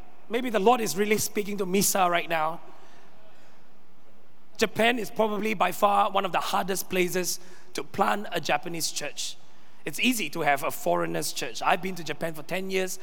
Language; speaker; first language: English; non-native, local second language; Chinese